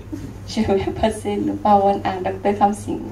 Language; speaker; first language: French; non-native, learner; Lao